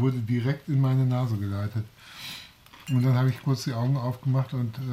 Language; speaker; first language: German; native; German